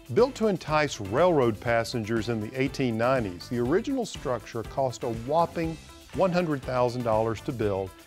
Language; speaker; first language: English; native; English